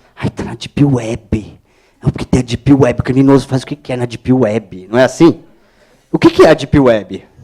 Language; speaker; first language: Portuguese; native; Portuguese